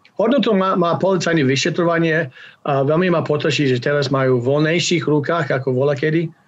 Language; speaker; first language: Slovak; non-native, fluent; English